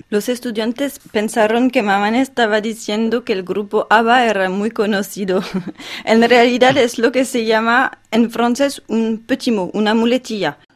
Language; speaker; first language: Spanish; non-native, fluent; French